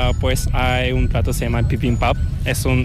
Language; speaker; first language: Spanish; non-native, fluent; Korean